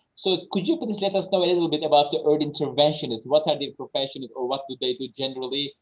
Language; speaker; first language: English; non-native, fluent; Turkish